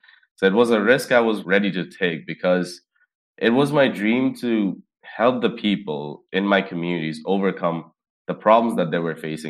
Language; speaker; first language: English; non-native, local second language; Bangla